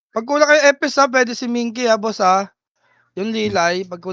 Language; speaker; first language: Filipino; native; Filipino